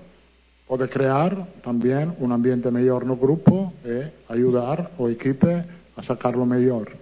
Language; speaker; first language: Portuguese; non-native, learner; Italian